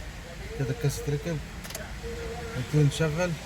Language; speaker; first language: Arabic; native; Arabic